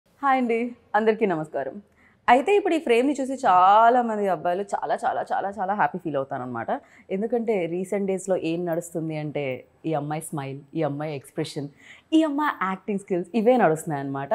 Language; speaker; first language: Telugu; native; Telugu